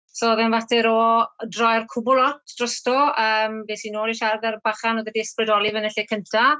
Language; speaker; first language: Welsh; native; Welsh